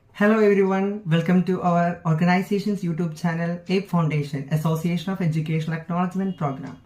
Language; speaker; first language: English; non-native, local second language; Malayalam